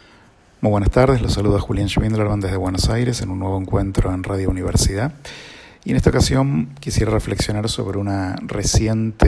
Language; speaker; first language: Spanish; native; Spanish